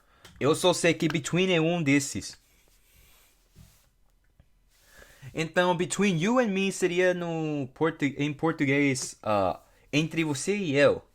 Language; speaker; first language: Portuguese; non-native, fluent; English